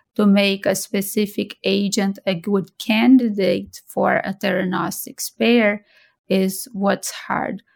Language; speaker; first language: English; non-native, fluent; Portuguese